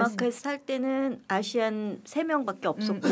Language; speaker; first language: Korean; native; Korean